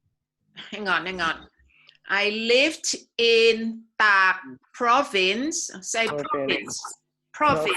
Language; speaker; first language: English; non-native, fluent; Thai